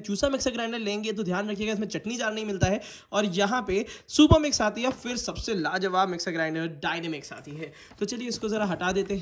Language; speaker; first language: Hindi; native; Hindi